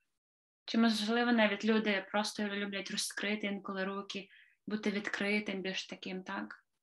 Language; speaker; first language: Ukrainian; native; Ukrainian